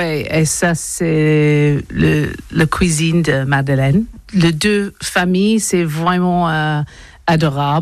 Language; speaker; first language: French; non-native, learner; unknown